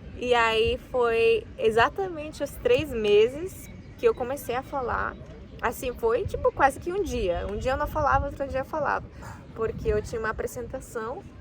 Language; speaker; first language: Portuguese; non-native, fluent; Spanish